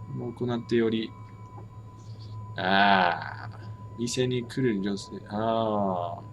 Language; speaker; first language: Japanese; non-native, fluent; English